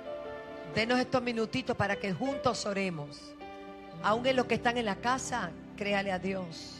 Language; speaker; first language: Spanish; native; Spanish